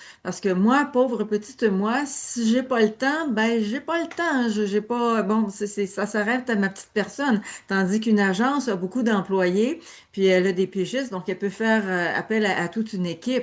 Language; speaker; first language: French; native; French